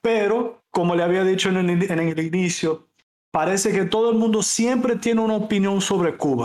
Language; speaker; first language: Spanish; native; Spanish